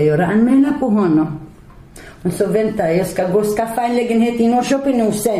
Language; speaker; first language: Swedish; non-native, learner; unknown